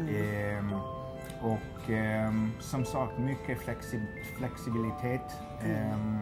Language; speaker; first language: Swedish; non-native, fluent; English